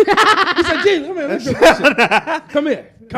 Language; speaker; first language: English; native; English